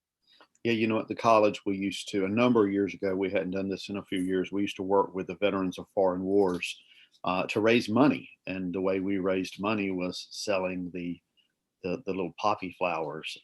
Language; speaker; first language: English; native; English